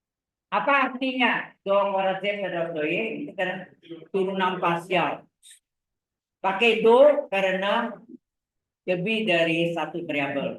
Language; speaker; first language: Indonesian; native; Indonesian